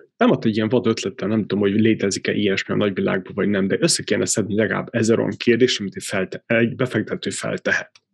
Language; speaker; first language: Hungarian; native; Hungarian